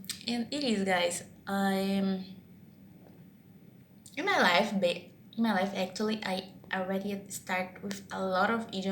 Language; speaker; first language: English; non-native, learner; Portuguese